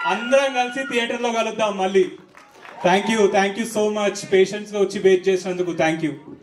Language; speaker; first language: Telugu; native; Telugu